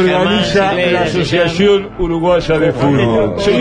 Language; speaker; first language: Spanish; native; Spanish